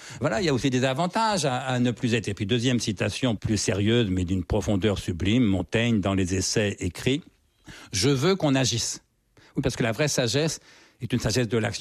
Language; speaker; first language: French; native; French